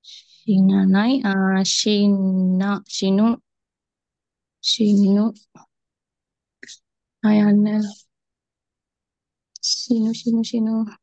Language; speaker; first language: Japanese; non-native, learner; Sinhala